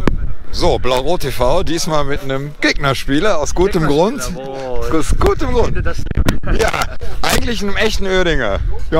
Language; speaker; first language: German; native; German